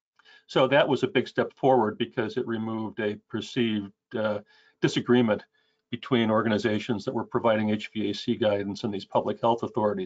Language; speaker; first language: English; native; English